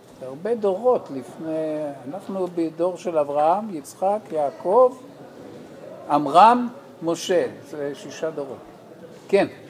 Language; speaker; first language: Hebrew; non-native, fluent; English